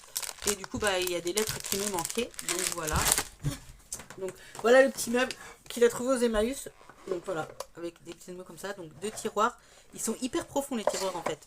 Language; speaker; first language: French; native; French